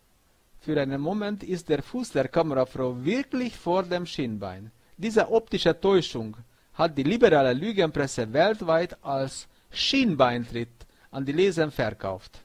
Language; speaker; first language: German; non-native, fluent; Hungarian